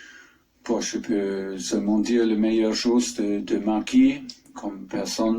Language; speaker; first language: French; non-native, fluent; German